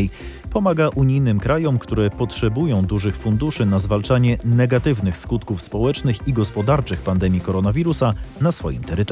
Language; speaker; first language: Polish; native; Polish